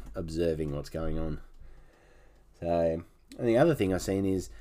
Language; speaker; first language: English; native; English